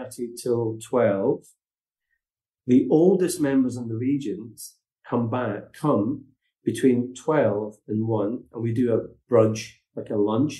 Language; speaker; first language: English; native; English